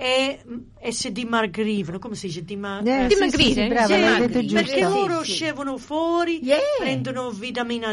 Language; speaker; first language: Italian; early bilingual, heritage; Italian